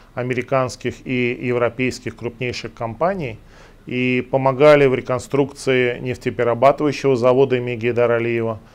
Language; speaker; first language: Russian; native; Russian